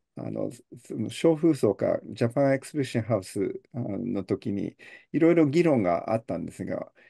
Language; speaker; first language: Japanese; early bilingual, heritage; Japanese